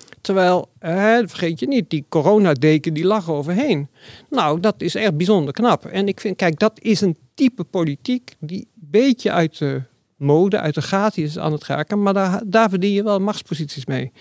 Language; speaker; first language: Dutch; native; Dutch